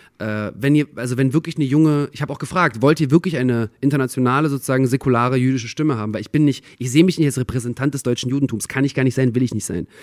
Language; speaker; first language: German; early bilingual, other home language; Russian